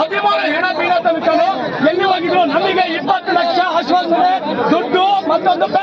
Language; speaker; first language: Kannada; native; Kannada